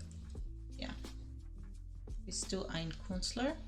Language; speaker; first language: German; non-native, learner; Spanish